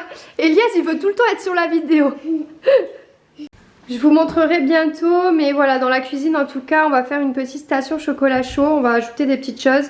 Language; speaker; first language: French; native; French